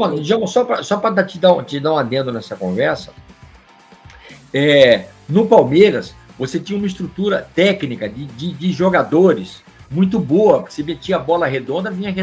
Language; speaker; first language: Portuguese; native; Portuguese